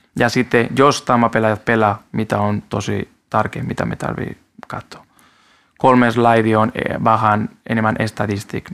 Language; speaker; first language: Finnish; non-native, learner; Spanish